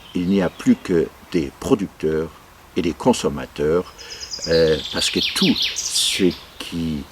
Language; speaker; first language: French; non-native, local second language; Luxembourgish